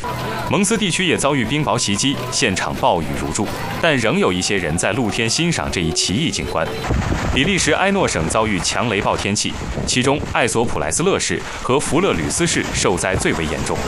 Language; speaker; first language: Chinese; native; Chinese